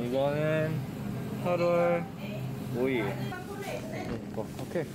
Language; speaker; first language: Korean; early bilingual, heritage; English